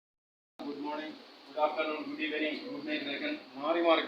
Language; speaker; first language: Malayalam; native; Malayalam